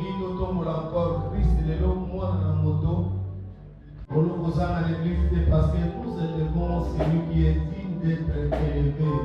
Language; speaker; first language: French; non-native, local second language; Lingala